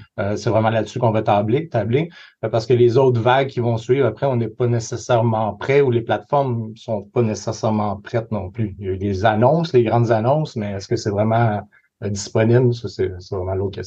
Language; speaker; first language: French; native; French